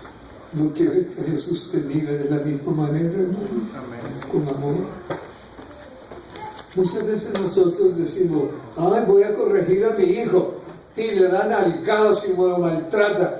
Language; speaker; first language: Spanish; native; Spanish